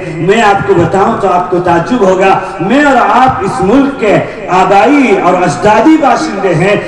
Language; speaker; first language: Urdu; non-native, local second language; Tamil